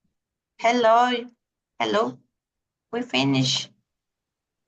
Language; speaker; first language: English; non-native, learner; Spanish